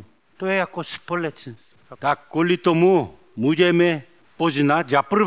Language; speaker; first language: Czech; non-native, learner; Korean